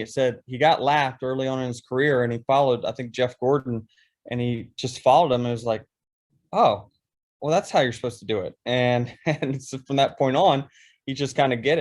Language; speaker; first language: English; native; English